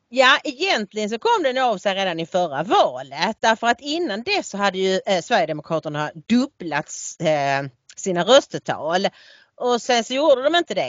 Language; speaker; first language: Swedish; native; Swedish